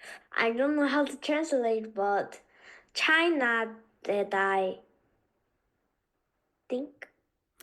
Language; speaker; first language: English; non-native, learner; Korean